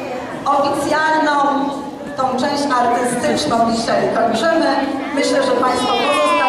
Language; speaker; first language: Polish; native; Polish